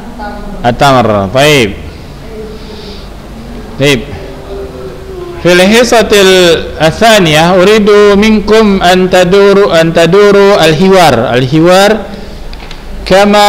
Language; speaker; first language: Arabic; non-native, fluent; Indonesian